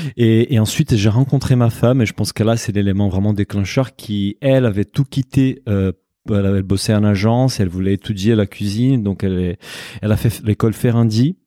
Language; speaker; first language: French; non-native, fluent; Portuguese